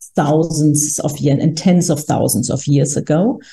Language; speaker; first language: English; non-native, fluent; German